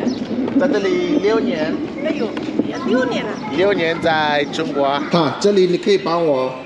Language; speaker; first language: Chinese; non-native, learner; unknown